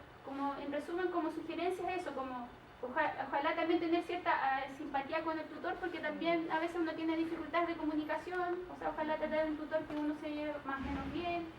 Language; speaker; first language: Spanish; native; Spanish